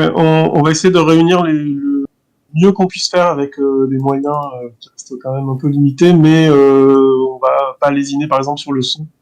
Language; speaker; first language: French; native; French